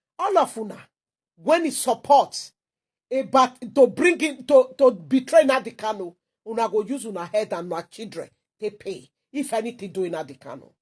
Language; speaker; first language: Nigerian Pidgin; non-native, local second language; Igbo